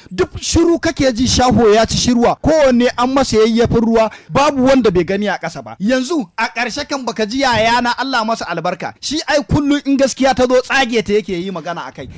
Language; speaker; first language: Hausa; native; Hausa